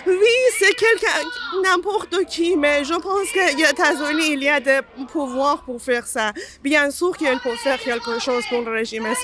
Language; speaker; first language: French; non-native, learner; Persian